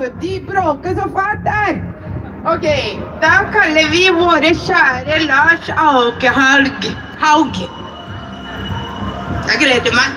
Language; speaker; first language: Norwegian; non-native, fluent; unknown